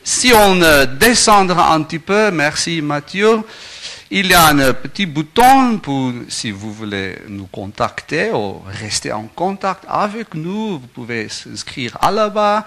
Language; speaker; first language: French; non-native, learner; Afrikaans